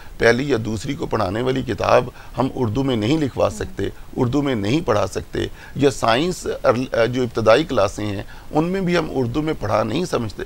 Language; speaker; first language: Urdu; non-native, local second language; Punjabi